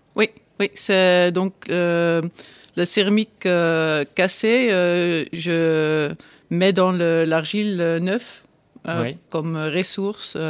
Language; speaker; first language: French; non-native, learner; Dutch